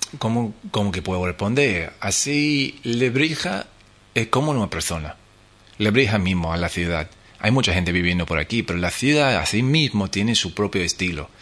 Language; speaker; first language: Spanish; non-native, fluent; English